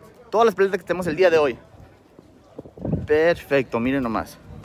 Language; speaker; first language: Spanish; early bilingual, heritage; Spanish